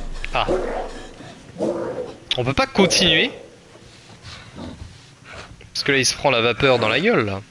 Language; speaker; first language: French; native; French